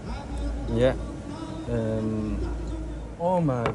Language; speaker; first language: English; non-native, learner; Indonesian